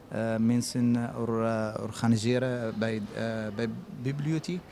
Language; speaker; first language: Dutch; non-native, learner; Arabic